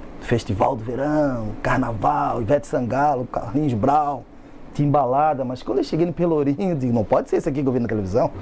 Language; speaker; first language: Portuguese; native; Portuguese